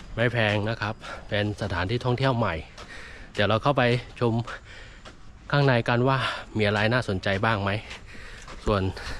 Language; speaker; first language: Thai; non-native, fluent; Chinese